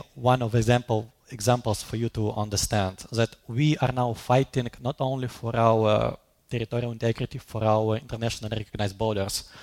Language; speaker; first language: English; non-native, fluent; Russian